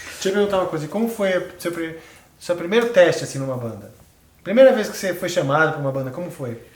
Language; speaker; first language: Portuguese; native; Portuguese